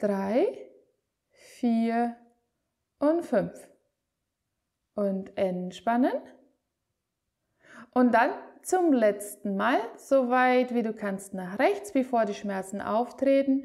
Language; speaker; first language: German; native; German